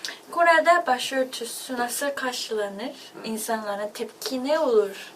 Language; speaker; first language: Turkish; non-native, learner; Korean